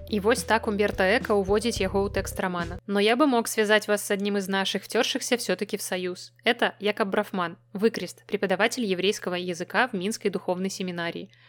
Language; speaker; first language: Belarusian; native; Belarusian